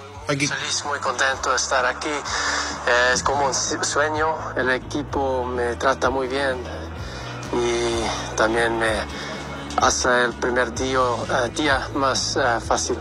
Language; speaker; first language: Spanish; early bilingual, heritage; Spanish